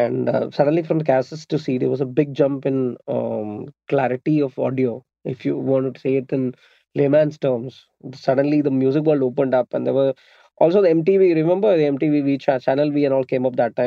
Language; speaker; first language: English; non-native, local second language; Malayalam